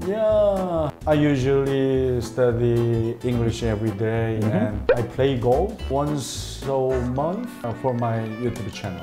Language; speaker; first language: English; non-native, learner; Korean